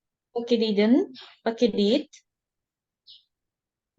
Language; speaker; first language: Indonesian; non-native, learner; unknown